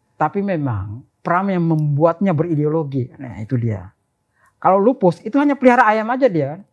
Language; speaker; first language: Indonesian; native; Indonesian